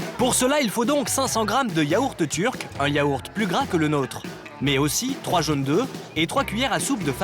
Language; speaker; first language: French; native; French